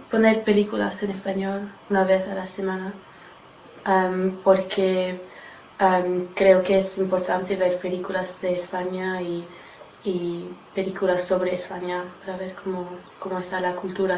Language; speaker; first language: Spanish; non-native, learner; English